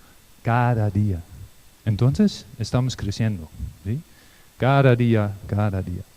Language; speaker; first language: Spanish; non-native, learner; Dutch